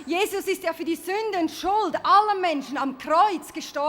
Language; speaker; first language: German; native; German